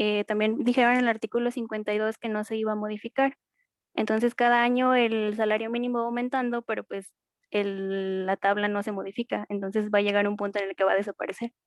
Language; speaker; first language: Spanish; native; Spanish